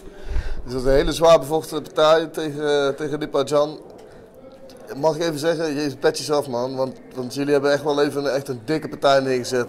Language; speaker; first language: Dutch; native; Dutch